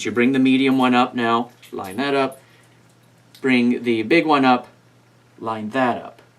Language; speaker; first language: English; native; English